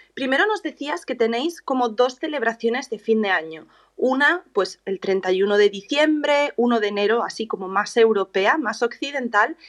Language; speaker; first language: Spanish; native; Spanish